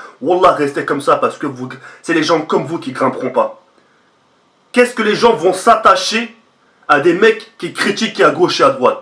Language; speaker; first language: French; native; French